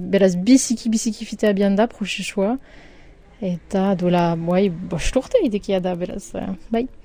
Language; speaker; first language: Basque; non-native, local second language; French